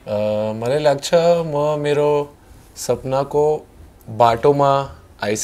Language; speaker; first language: Nepali; non-native, learner; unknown